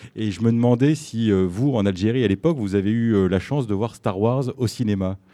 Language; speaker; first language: French; native; French